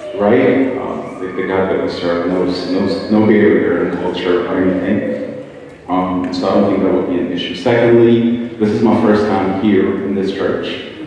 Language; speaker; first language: English; native; English